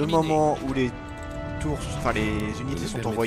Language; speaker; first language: French; native; French